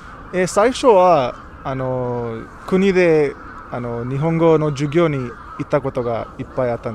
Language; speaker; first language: Japanese; non-native, fluent; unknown